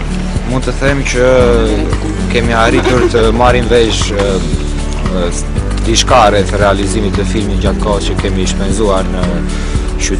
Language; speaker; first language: Albanian; native; Albanian